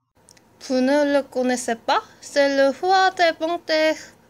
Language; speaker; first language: French; non-native, learner; Korean